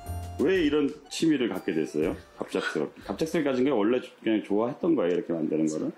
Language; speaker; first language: Korean; native; Korean